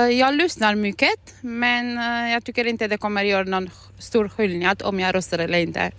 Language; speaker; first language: Swedish; non-native, fluent; Albanian